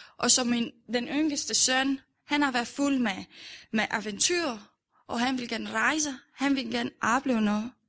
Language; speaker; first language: Danish; non-native, fluent; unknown